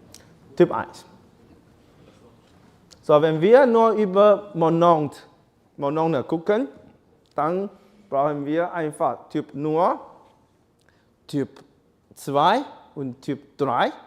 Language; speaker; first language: German; non-native, learner; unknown